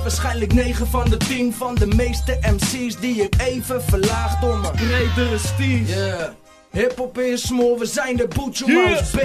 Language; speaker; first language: Dutch; native; Dutch